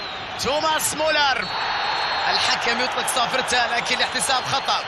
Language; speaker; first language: Arabic; native; Arabic